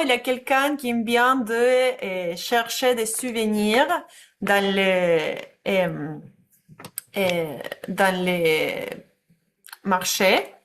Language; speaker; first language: French; non-native, fluent; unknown